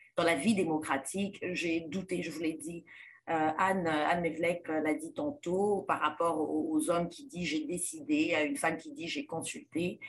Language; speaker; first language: French; non-native, local second language; Lingala